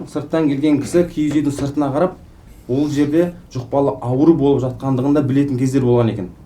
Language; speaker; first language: Kazakh; native; Kazakh